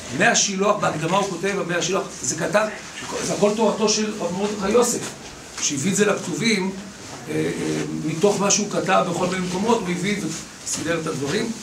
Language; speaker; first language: Hebrew; native; Hebrew